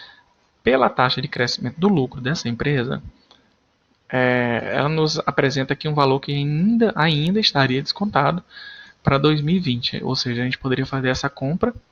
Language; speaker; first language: Portuguese; native; Portuguese